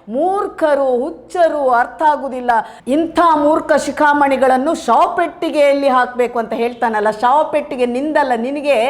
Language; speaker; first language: Kannada; native; Kannada